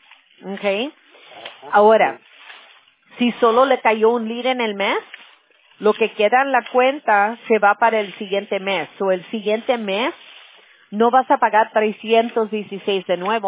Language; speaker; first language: Spanish; early bilingual, heritage; Spanish